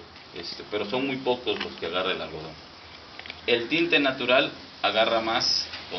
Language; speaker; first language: Spanish; native; Spanish